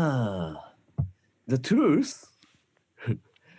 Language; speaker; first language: English; non-native, learner; Japanese